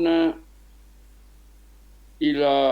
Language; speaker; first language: Arabic; non-native, learner; Indonesian